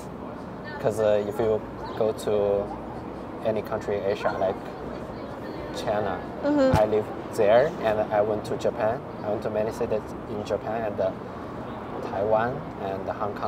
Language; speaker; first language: English; non-native, fluent; Chinese